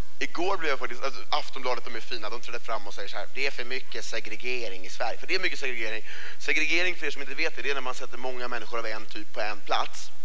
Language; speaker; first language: Swedish; early bilingual, other home language; Persian